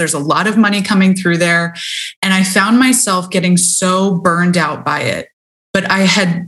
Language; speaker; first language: English; native; English